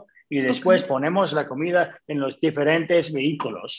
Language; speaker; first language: Spanish; early bilingual, other home language; English